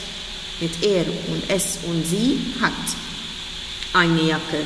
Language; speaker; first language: German; non-native, fluent; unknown